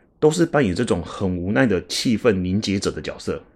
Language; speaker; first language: Chinese; native; Chinese